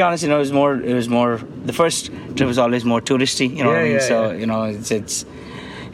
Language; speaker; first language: English; non-native, local second language; Tamil